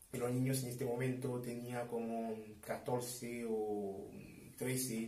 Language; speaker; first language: Spanish; non-native, fluent; Haitian Creole